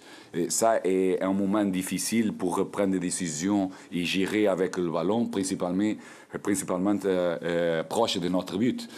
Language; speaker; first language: French; non-native, learner; Portuguese